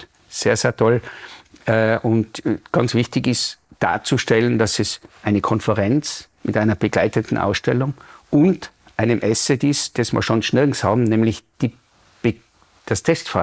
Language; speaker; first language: German; native; German